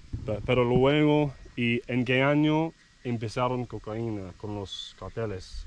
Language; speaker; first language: Spanish; non-native, learner; English